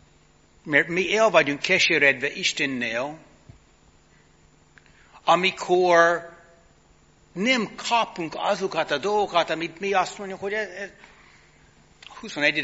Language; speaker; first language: Hungarian; non-native, fluent; English